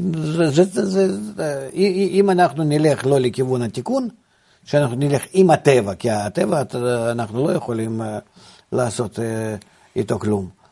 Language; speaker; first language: Hebrew; non-native, fluent; Russian